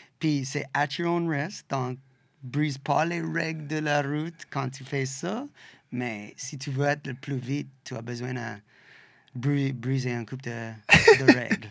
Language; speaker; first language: French; non-native, local second language; English